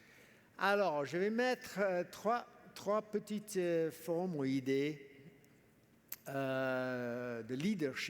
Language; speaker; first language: French; non-native, fluent; English